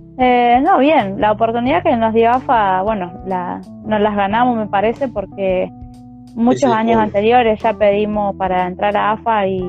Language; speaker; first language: Spanish; native; Spanish